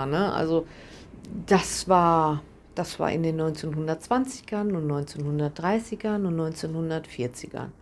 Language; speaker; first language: German; native; German